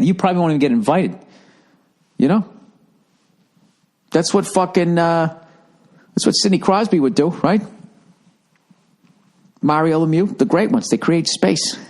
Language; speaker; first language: English; native; English